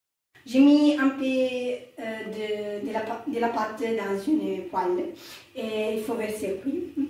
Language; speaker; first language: French; non-native, learner; Italian